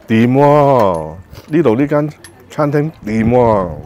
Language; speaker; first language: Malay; non-native, local second language; Cantonese